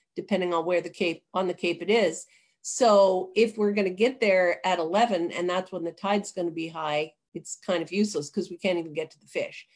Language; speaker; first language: English; native; English